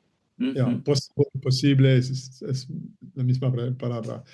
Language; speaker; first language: Spanish; non-native, fluent; German